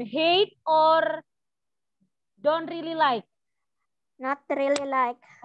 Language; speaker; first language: English; non-native, learner; Indonesian